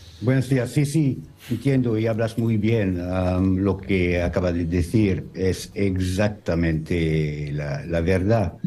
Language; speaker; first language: Spanish; non-native, learner; French